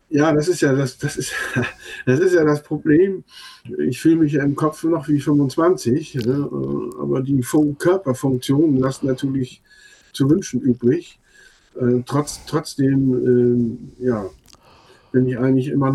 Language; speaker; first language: German; non-native, local second language; Low German